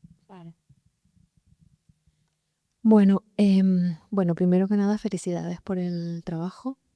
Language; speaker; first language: Spanish; native; Spanish